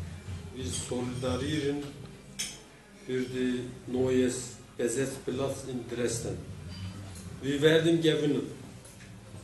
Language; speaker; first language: German; non-native, learner; Turkish